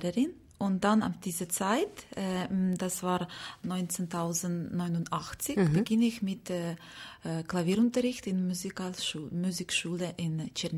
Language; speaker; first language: German; non-native, learner; Ukrainian